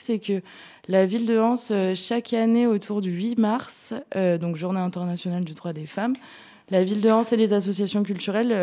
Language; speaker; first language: French; native; French